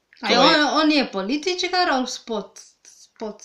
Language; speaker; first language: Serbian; non-native, learner; English